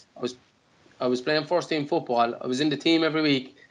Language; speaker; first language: English; native; English